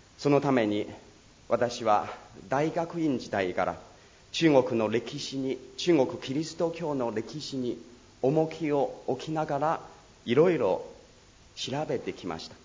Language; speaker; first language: Japanese; non-native, fluent; Chinese